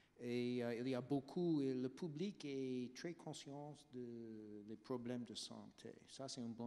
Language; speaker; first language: French; non-native, fluent; English